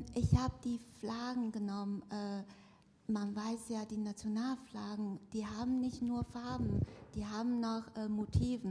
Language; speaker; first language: German; non-native, fluent; Chinese